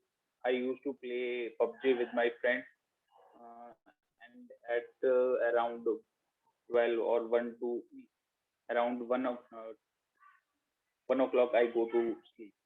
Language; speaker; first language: English; non-native, learner; Hindi